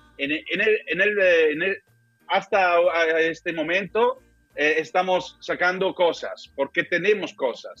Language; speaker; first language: Spanish; non-native, learner; Italian